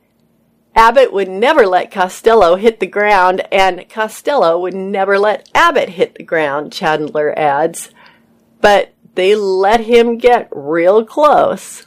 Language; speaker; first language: English; native; English